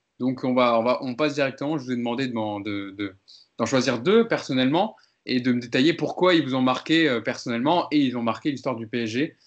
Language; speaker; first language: French; native; French